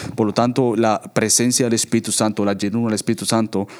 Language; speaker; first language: Spanish; native; Spanish